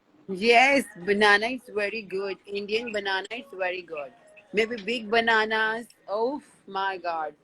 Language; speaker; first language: English; non-native, learner; Hindi